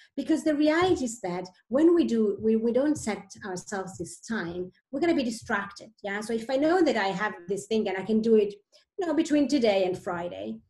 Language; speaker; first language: English; non-native, fluent; Italian